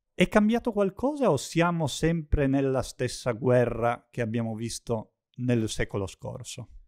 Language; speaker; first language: Italian; native; Italian